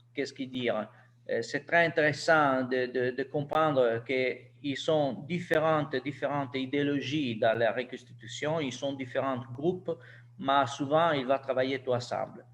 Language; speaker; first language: French; non-native, learner; Italian